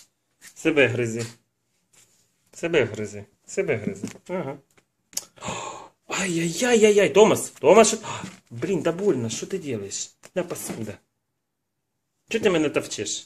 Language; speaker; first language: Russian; non-native, local second language; Ukrainian